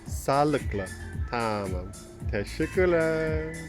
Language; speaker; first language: Turkish; non-native, learner; English